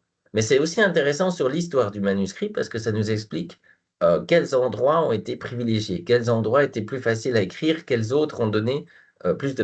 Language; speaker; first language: French; non-native, fluent; Portuguese